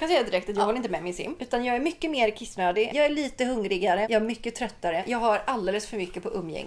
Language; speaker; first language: Swedish; native; Swedish